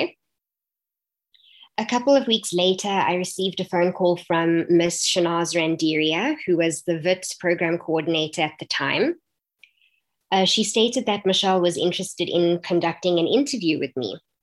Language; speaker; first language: English; native; English